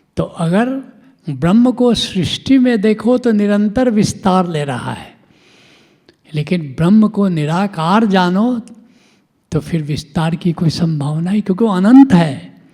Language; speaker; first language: Hindi; non-native, local second language; Bhojpuri